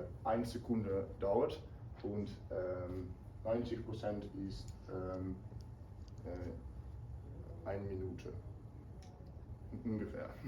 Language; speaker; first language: German; non-native, learner; Dutch